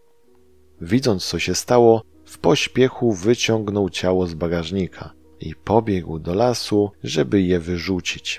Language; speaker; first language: Polish; native; Polish